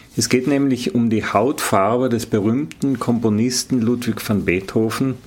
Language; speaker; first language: German; native; German